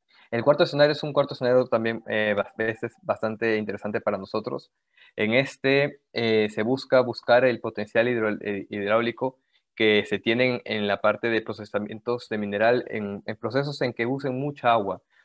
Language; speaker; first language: Spanish; native; Spanish